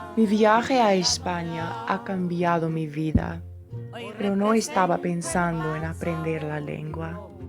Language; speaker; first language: Spanish; non-native, learner; English